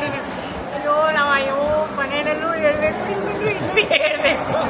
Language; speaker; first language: Kannada; native; Kannada